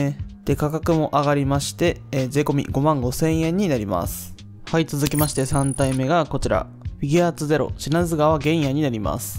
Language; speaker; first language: Japanese; native; Japanese